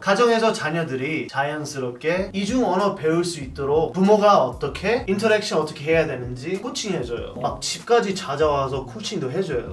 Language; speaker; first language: Korean; non-native, fluent; English